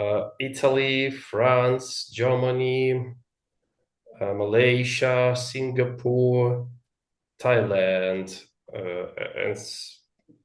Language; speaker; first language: English; non-native, learner; Russian